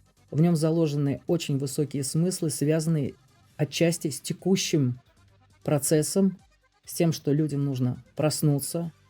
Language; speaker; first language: Russian; native; Russian